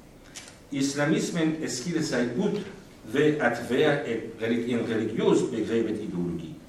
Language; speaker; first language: Danish; non-native, fluent; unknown